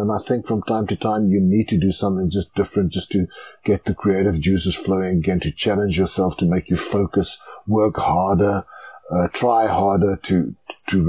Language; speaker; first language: English; non-native, local second language; Afrikaans